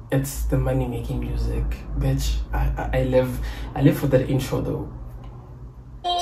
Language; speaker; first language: English; non-native, local second language; Zulu